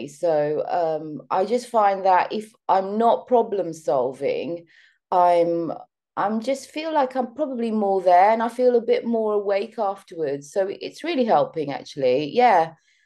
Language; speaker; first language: English; early bilingual, other home language; Seselwa Creole French